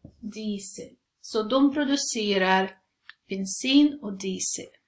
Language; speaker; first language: Swedish; non-native, fluent; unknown